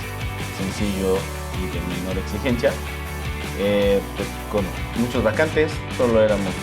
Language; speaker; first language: Spanish; native; Spanish